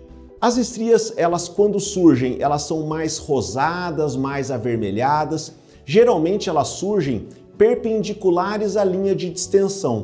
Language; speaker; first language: Portuguese; native; Portuguese